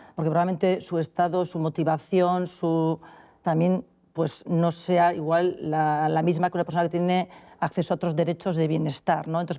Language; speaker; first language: Spanish; native; Spanish